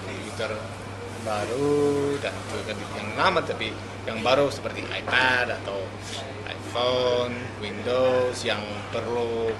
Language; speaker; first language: Indonesian; non-native, learner; English